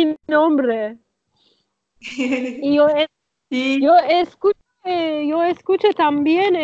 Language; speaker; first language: Spanish; non-native, learner; Turkish